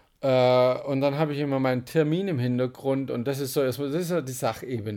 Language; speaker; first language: German; native; German